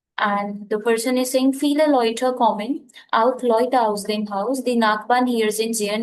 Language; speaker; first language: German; non-native, fluent; Hindi